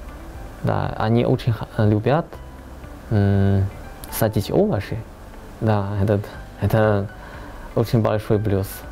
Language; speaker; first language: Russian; non-native, learner; Chinese